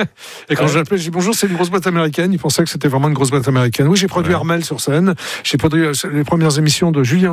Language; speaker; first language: French; native; French